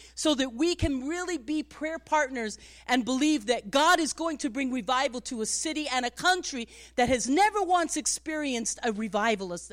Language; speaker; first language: English; native; English